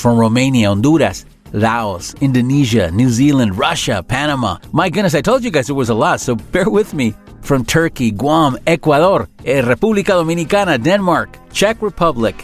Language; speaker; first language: English; early bilingual, other home language; Spanish